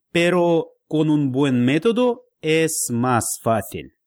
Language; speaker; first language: Spanish; non-native, learner; Russian